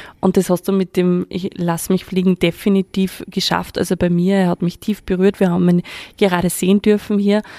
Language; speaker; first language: German; native; German